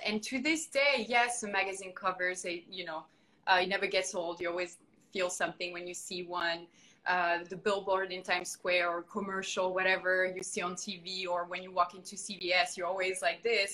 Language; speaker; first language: English; non-native, fluent; French